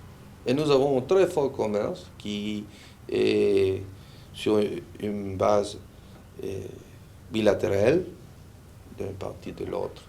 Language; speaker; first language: French; non-native, fluent; Spanish